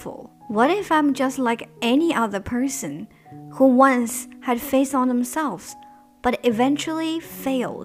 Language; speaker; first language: English; non-native, fluent; Chinese